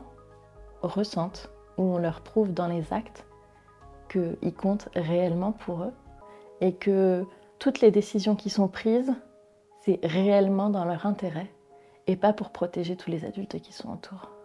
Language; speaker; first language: French; native; French